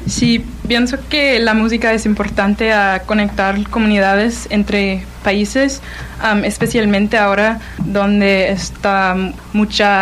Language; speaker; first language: Spanish; non-native, learner; English